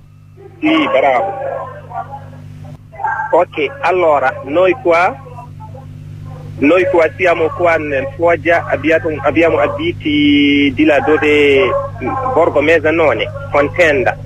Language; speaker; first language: Italian; non-native, learner; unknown